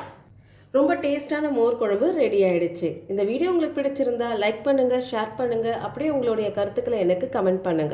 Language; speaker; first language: Tamil; native; Tamil